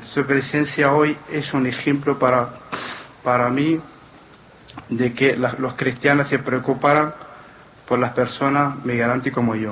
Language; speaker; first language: Spanish; non-native, fluent; Arabic